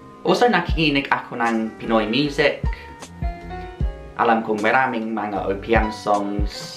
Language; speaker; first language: Filipino; non-native, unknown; English